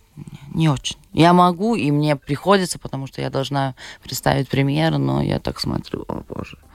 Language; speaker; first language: Russian; non-native, fluent; Lithuanian